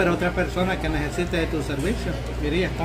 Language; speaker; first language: Spanish; native; Spanish